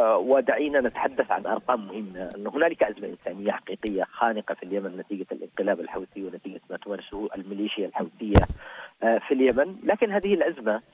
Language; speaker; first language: Arabic; native; Arabic